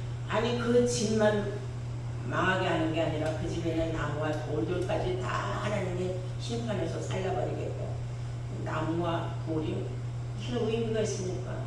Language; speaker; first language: Korean; native; Korean